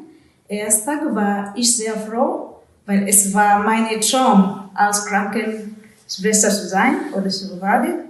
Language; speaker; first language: German; non-native, learner; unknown